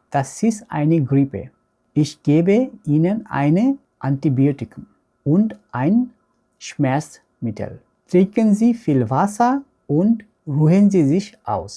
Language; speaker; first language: German; non-native, learner; Bangla